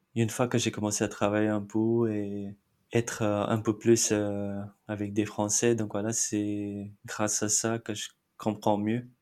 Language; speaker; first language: French; non-native, fluent; Marathi